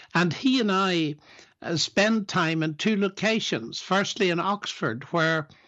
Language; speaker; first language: English; native; English